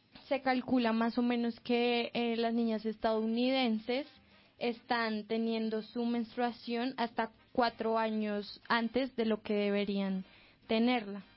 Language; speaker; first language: Spanish; native; Spanish